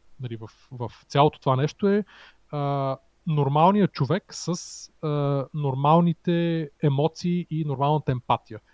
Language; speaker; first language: Bulgarian; native; Bulgarian